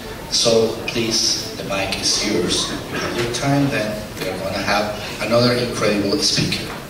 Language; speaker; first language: English; non-native, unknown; Spanish